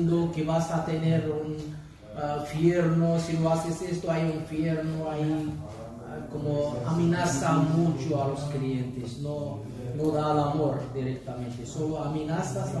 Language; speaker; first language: Spanish; non-native, learner; Arabic